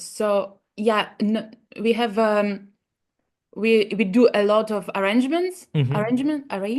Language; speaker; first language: English; non-native, learner; Russian